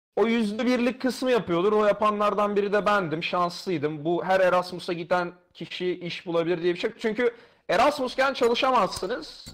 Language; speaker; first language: Turkish; native; Turkish